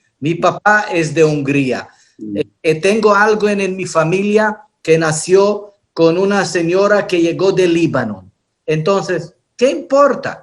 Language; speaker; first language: Spanish; non-native, fluent; Hebrew